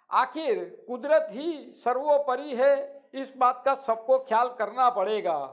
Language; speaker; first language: Hindi; non-native, local second language; Gujarati